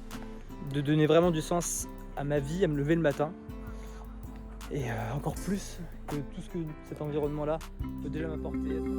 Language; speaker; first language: French; native; French